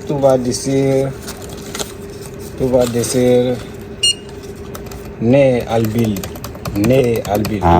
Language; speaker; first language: Spanish; non-native, learner; Bambara